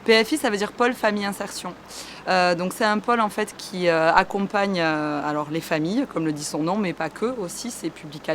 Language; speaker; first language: French; native; French